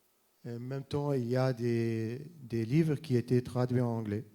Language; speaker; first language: French; non-native, fluent; Arabic